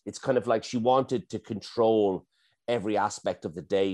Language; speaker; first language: English; native; English